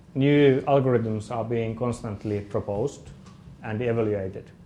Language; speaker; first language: English; non-native, fluent; Finnish